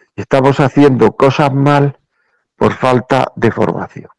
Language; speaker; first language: Spanish; native; Spanish